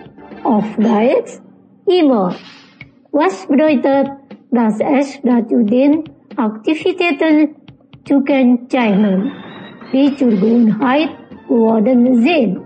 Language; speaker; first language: German; non-native, fluent; Indonesian